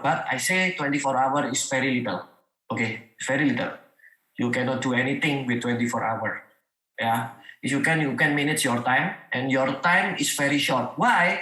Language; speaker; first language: English; non-native, learner; Indonesian